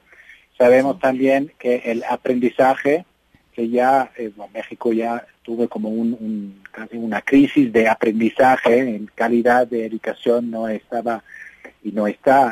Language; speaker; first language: Spanish; non-native, fluent; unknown